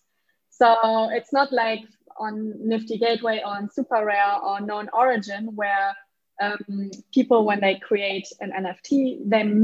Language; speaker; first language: English; non-native, fluent; German